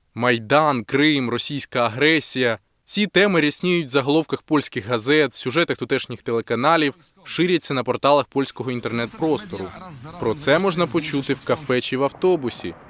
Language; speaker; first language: Ukrainian; native; Ukrainian